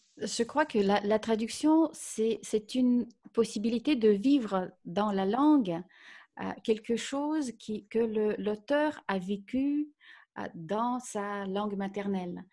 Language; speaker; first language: French; non-native, fluent; Russian